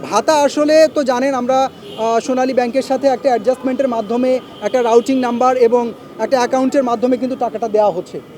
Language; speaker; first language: Bangla; native; Bangla